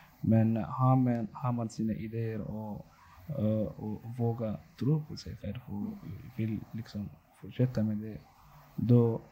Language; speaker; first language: Swedish; non-native, local second language; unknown